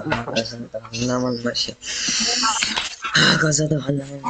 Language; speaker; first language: Arabic; non-native, learner; Bangla